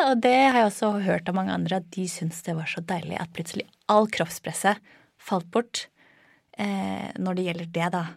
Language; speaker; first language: Norwegian; non-native, fluent; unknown